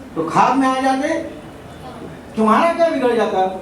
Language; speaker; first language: Hindi; non-native, local second language; Marathi